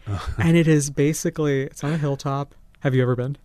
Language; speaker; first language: English; native; English